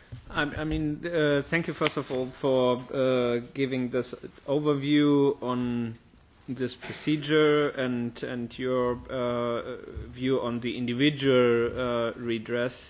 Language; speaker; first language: English; non-native, fluent; German